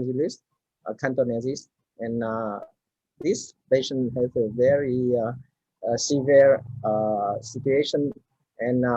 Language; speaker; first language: English; non-native, learner; Vietnamese